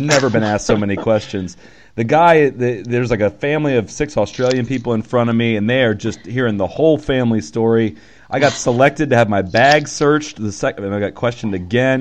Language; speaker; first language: English; native; English